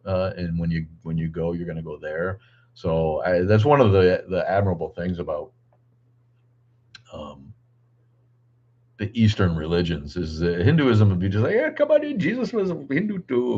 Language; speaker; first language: English; native; English